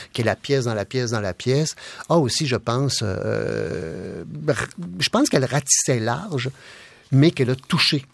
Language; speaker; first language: French; native; French